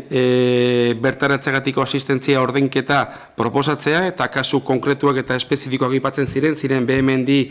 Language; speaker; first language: Basque; native; Basque